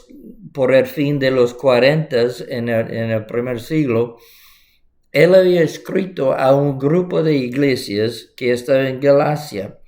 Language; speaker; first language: Spanish; non-native, fluent; English